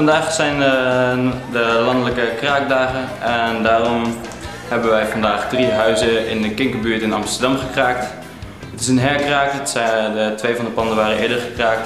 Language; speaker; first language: Dutch; native; Dutch